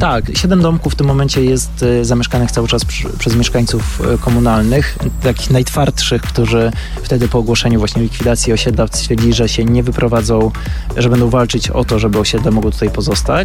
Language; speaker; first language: Polish; native; Polish